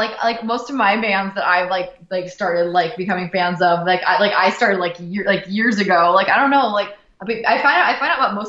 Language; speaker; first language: English; native; English